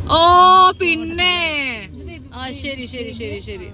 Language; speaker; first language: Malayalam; non-native, learner; Hindi